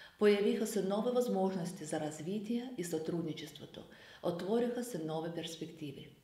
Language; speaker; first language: Bulgarian; non-native, fluent; Azerbaijani